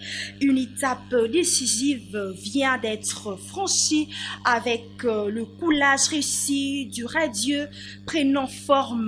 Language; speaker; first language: French; native; French